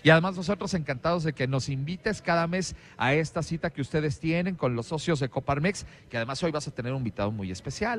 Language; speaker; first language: Spanish; native; Spanish